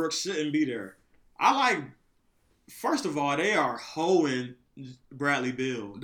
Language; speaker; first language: English; native; English